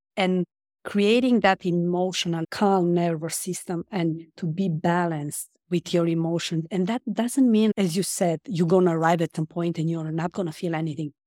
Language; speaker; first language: English; non-native, fluent; Romanian